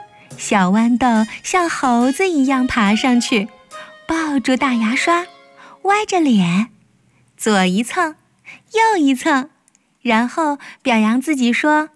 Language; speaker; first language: Chinese; native; Chinese